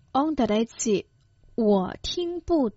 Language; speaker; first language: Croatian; non-native, fluent; Chinese